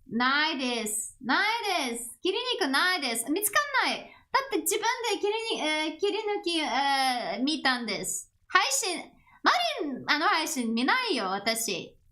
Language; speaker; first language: Japanese; non-native, learner; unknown